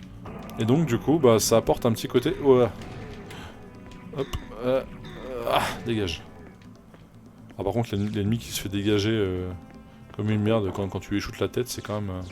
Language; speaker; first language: French; native; French